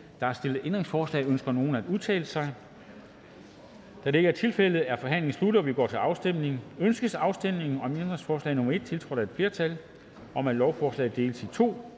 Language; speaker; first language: Danish; native; Danish